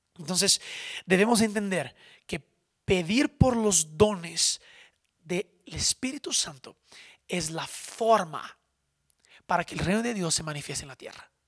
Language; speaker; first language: Spanish; non-native, fluent; Portuguese